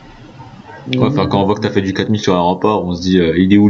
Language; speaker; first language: French; native; French